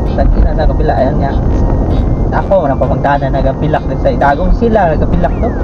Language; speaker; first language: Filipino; non-native, local second language; Hiligaynon